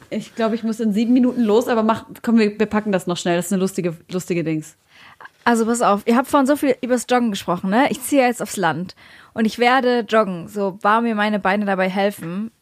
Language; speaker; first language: German; native; German